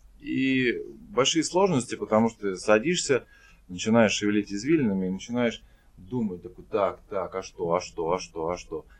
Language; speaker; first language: Russian; native; Russian